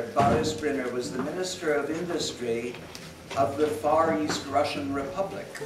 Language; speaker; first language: English; native; English